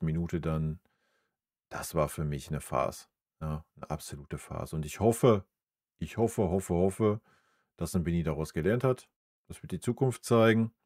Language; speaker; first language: German; native; German